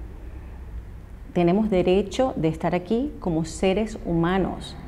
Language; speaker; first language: Spanish; native; Spanish